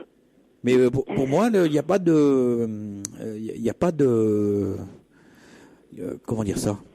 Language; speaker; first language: French; native; French